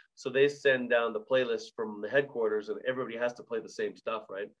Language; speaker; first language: English; native; English